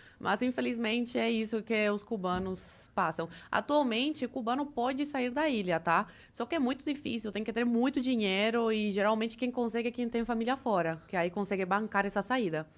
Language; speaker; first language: Portuguese; early bilingual, other home language; Spanish